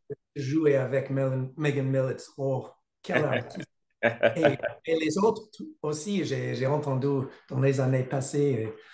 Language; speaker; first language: French; non-native, learner; English